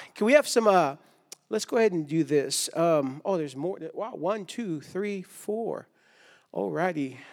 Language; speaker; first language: English; native; English